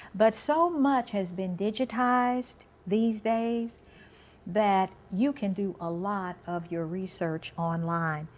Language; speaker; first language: English; native; English